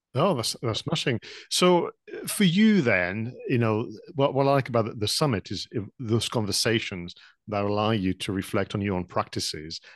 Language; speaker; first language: English; non-native, fluent; French